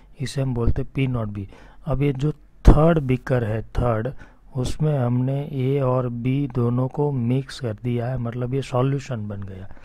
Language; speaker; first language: Hindi; non-native, local second language; Gujarati